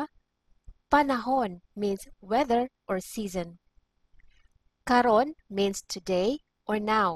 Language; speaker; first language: English; non-native, local second language; Cebuano